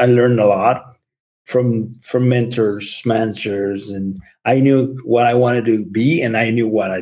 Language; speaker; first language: English; non-native, fluent; Spanish